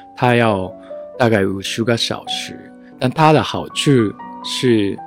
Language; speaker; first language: Chinese; non-native, fluent; Japanese